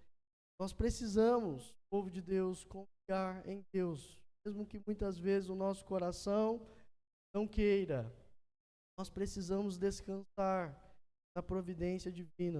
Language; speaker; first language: Portuguese; native; Portuguese